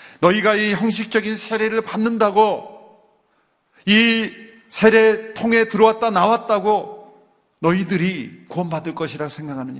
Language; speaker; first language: Korean; native; Korean